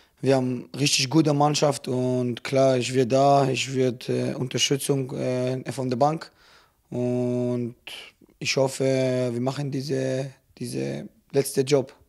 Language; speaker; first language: German; non-native, learner; Hebrew